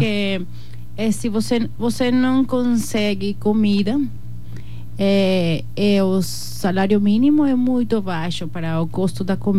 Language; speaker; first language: Portuguese; non-native, learner; Spanish